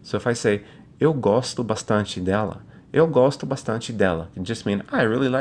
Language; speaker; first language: Portuguese; non-native, fluent; English